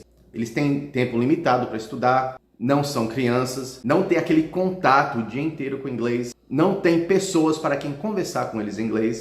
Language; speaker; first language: Portuguese; early bilingual, heritage; Portuguese